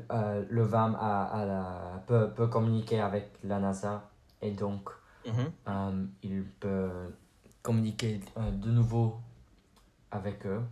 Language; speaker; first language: French; non-native, learner; English